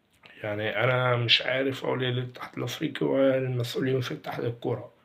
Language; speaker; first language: Arabic; native; Arabic